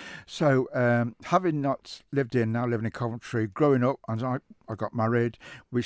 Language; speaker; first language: English; native; English